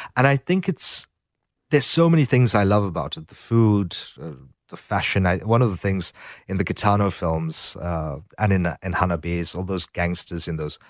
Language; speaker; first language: English; native; English